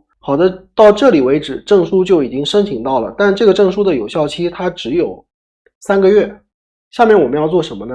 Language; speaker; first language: Chinese; native; Chinese